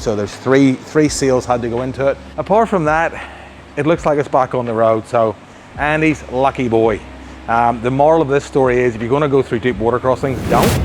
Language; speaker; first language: English; native; English